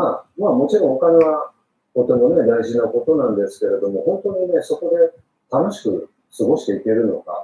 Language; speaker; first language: Japanese; native; Japanese